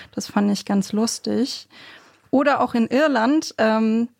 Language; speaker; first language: German; native; German